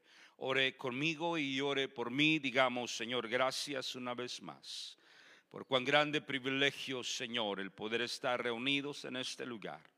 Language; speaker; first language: Spanish; native; Spanish